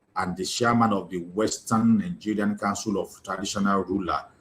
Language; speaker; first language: English; non-native, local second language; Yoruba